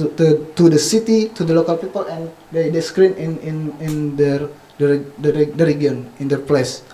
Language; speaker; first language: English; non-native, fluent; Indonesian